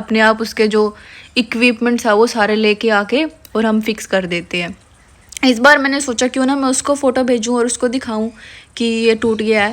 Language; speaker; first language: Hindi; native; Hindi